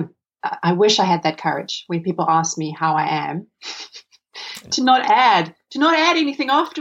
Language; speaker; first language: English; non-native, local second language; Afrikaans